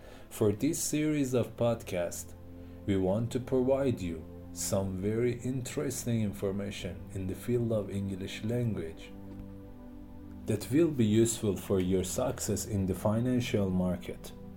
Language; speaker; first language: English; non-native, fluent; Persian